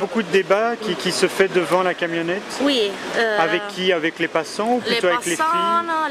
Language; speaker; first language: French; native; French